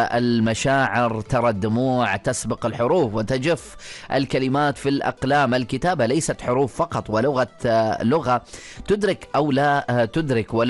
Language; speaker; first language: Arabic; native; Arabic